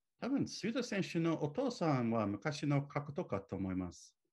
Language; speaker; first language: Japanese; non-native, learner; English